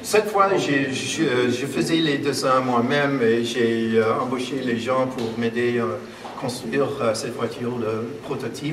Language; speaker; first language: French; non-native, fluent; English